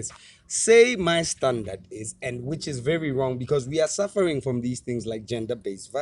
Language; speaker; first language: English; non-native, local second language; Tswana